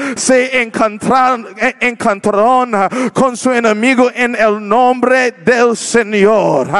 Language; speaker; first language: Spanish; non-native, learner; English